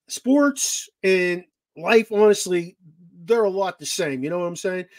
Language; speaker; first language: English; native; English